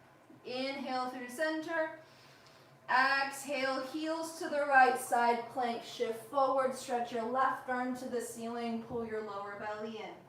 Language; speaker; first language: English; native; English